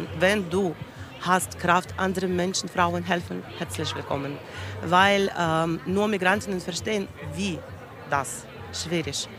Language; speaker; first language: German; non-native, learner; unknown